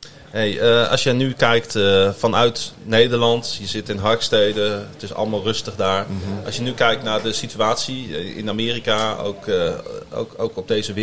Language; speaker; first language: Dutch; native; Dutch